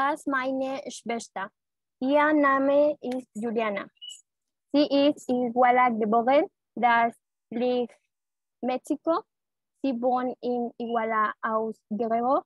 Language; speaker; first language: German; non-native, learner; Spanish